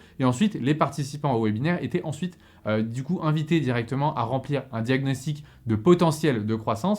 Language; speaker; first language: French; native; French